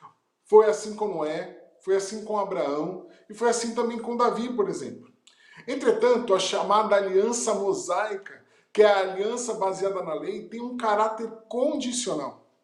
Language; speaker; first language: Portuguese; native; Portuguese